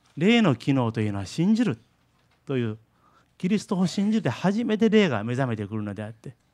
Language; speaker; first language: Japanese; early bilingual, heritage; Japanese